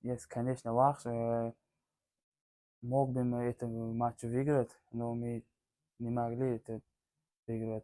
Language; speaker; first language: Russian; non-native, learner; Tajik